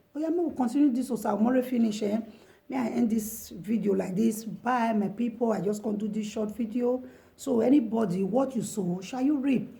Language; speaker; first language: Nigerian Pidgin; non-native, local second language; Bini